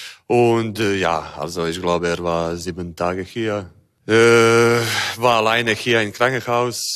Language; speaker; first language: German; non-native, learner; Croatian